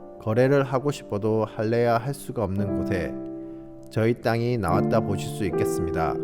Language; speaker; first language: Korean; native; Korean